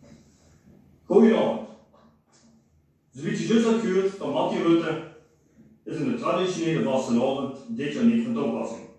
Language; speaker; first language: Dutch; native; Dutch